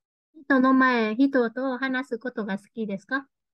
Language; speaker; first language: Japanese; non-native, fluent; Vietnamese